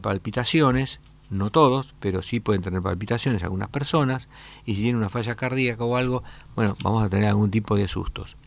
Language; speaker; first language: Spanish; native; Spanish